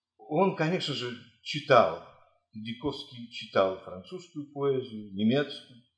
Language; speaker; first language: Russian; native; Russian